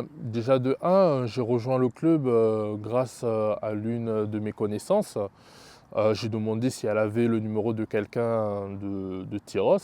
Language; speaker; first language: French; early bilingual, other home language; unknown